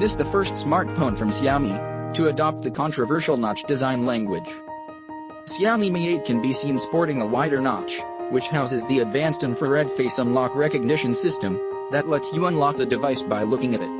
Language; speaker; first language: English; non-native, local second language; Odia